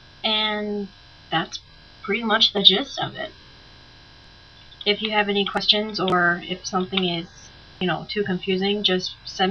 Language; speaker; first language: English; native; English